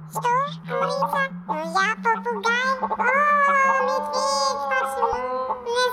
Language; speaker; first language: Russian; non-native, learner; German